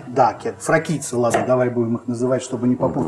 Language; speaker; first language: Russian; native; Russian